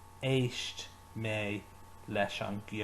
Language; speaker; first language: Irish; non-native, local second language; English